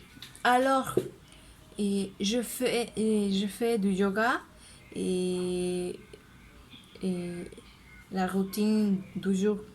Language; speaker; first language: French; non-native, learner; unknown